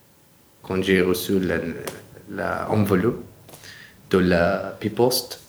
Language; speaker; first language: French; non-native, learner; Arabic